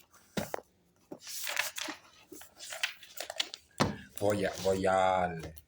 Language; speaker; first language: French; non-native, learner; Portuguese